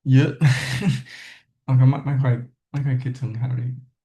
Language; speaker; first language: Thai; non-native, learner; English